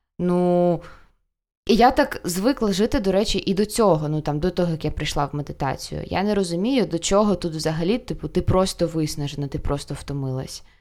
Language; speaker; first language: Ukrainian; non-native, local second language; Russian